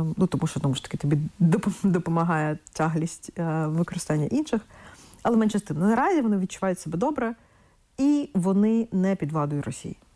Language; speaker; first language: Ukrainian; non-native, local second language; Russian